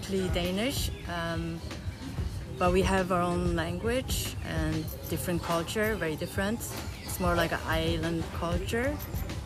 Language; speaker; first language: English; non-native, fluent; Faroese